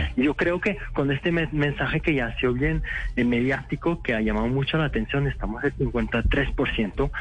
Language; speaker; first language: Spanish; non-native, fluent; French